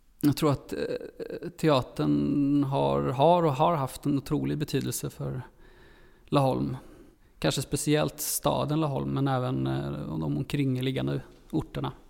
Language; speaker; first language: Swedish; native; Swedish